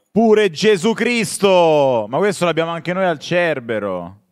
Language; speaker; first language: Italian; native; Italian